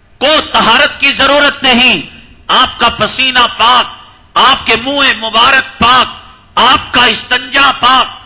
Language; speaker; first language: Urdu; native; Urdu